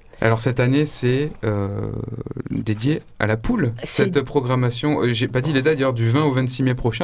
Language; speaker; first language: French; native; French